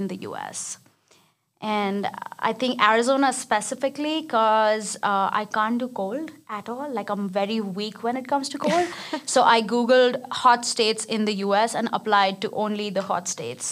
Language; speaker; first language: English; non-native, local second language; Hindi